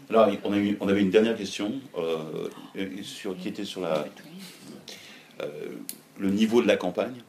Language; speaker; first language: French; native; French